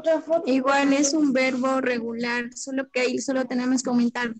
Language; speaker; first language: Spanish; native; Spanish